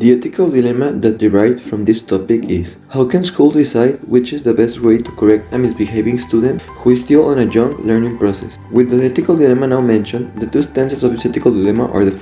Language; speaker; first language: English; non-native, local second language; Spanish